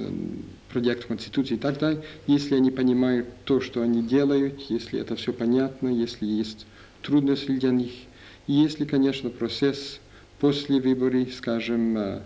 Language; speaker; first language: Russian; non-native, learner; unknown